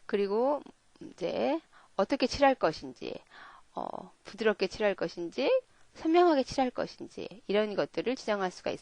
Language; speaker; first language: Korean; native; Korean